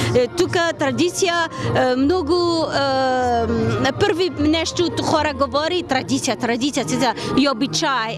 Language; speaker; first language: Bulgarian; non-native, learner; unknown